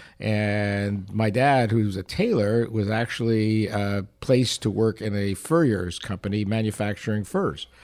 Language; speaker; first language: English; early bilingual, other home language; Yiddish